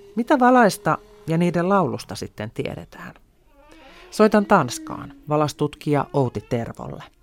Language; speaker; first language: Finnish; native; Finnish